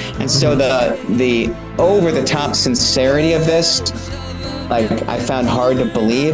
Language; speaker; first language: English; native; English